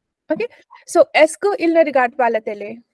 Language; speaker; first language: French; non-native, fluent; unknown